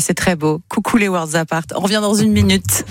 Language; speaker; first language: French; native; French